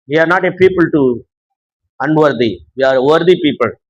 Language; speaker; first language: English; non-native, local second language; Tamil